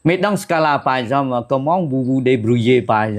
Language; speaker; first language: French; non-native, fluent; Khmer